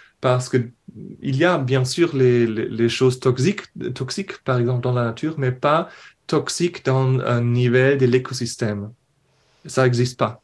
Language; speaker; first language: French; non-native, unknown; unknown